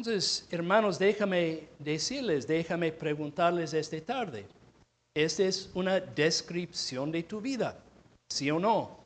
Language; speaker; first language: Spanish; non-native, fluent; English